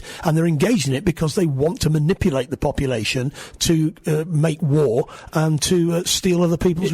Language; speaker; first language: English; native; English